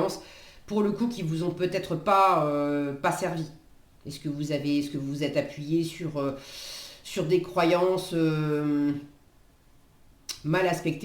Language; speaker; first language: French; native; French